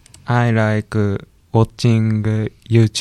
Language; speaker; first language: English; non-native, learner; Japanese